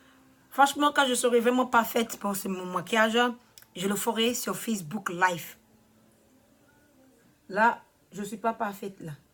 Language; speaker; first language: French; non-native, learner; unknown